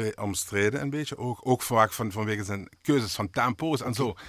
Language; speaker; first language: Dutch; native; Dutch